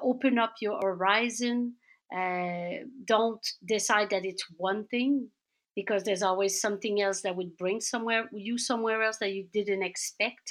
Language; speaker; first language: English; native; English